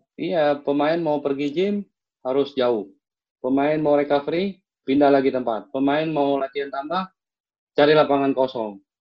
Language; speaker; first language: Indonesian; native; Indonesian